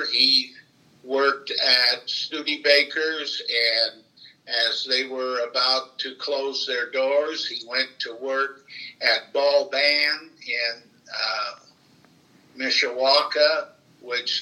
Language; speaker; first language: English; native; English